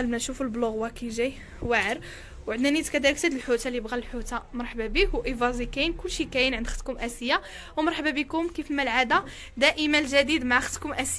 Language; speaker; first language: Arabic; native; Arabic